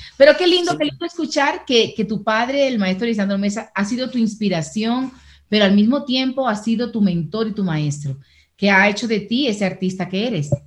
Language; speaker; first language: Spanish; native; Spanish